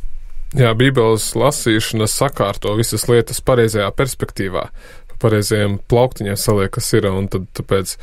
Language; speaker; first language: Latvian; native; Latvian